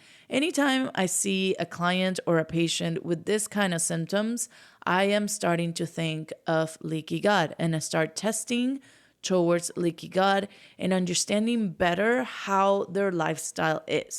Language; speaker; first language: English; non-native, fluent; Spanish